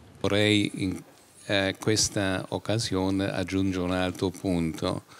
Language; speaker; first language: Italian; non-native, fluent; German